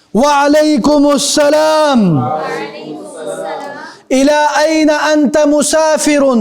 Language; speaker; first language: Arabic; non-native, fluent; Urdu